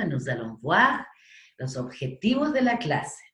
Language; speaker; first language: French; non-native, fluent; Spanish